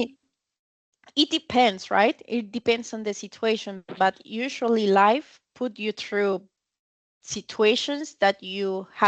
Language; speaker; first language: English; non-native, fluent; Spanish